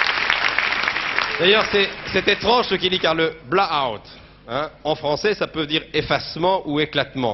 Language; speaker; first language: French; native; French